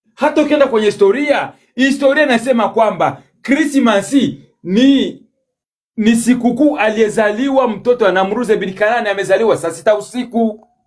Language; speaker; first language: Swahili; native; Swahili